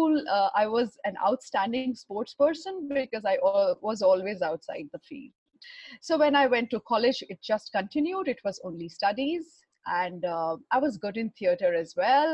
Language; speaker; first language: English; non-native, local second language; Hindi